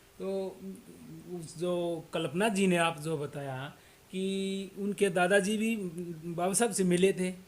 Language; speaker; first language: Hindi; native; Hindi